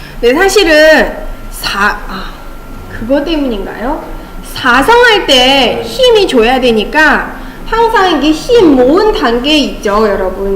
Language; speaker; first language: Korean; non-native, fluent; Chinese